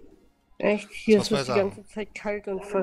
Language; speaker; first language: German; native; German